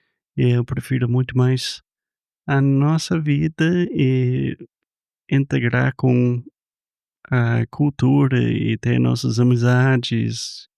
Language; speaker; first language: Portuguese; non-native, fluent; English